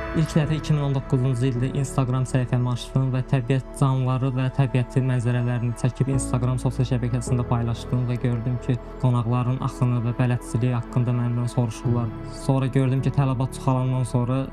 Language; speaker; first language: Azerbaijani; non-native, local second language; Talysh